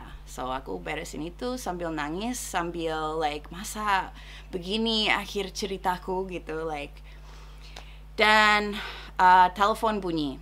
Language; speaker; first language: Indonesian; non-native, fluent; English